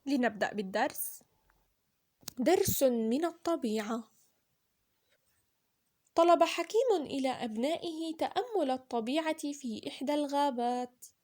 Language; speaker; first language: Arabic; native; Arabic